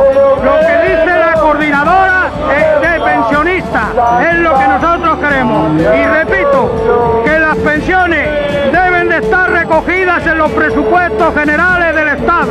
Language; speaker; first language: Spanish; native; Spanish